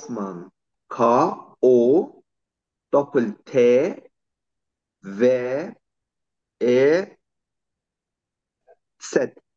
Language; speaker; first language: German; non-native, learner; Turkish